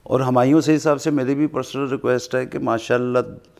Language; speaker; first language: Urdu; non-native, local second language; Punjabi